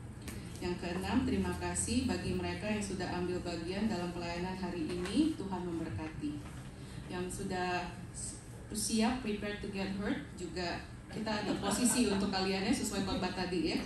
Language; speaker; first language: Indonesian; native; Indonesian